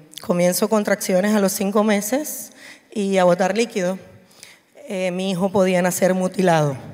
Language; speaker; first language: Spanish; native; Spanish